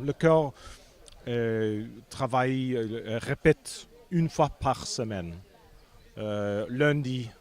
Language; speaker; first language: French; non-native, fluent; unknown